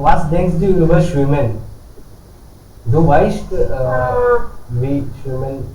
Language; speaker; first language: German; non-native, learner; Hindi